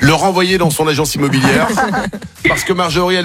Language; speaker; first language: French; native; French